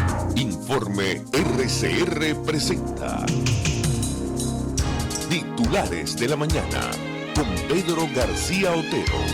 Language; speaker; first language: Spanish; native; Spanish